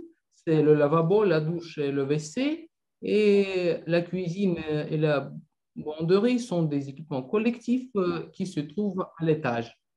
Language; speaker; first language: French; non-native, fluent; Russian